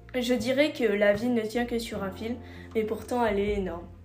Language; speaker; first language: French; native; French